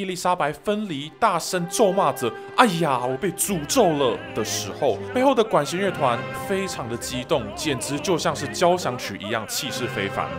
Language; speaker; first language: Chinese; native; Chinese